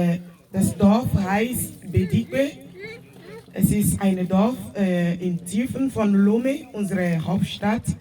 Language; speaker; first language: German; non-native, fluent; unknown